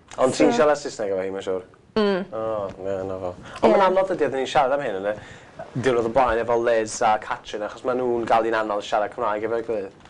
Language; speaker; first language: Welsh; non-native, local second language; English